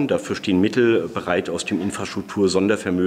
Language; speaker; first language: German; native; German